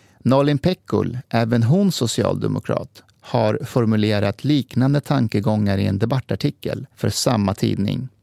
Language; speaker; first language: Swedish; early bilingual, other home language; Persian